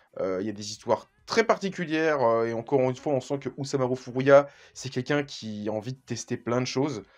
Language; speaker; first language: French; native; French